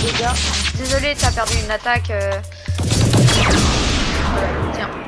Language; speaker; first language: French; native; French